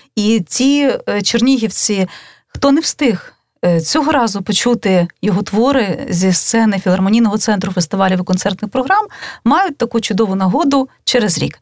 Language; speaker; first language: Ukrainian; native; Ukrainian